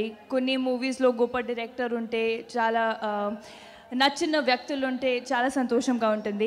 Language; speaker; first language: Telugu; non-native, fluent; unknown